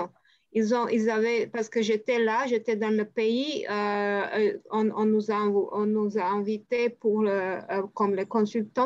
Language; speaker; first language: French; non-native, fluent; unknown